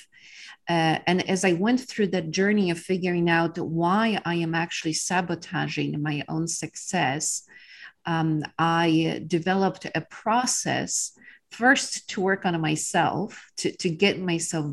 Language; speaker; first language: English; non-native, fluent; Polish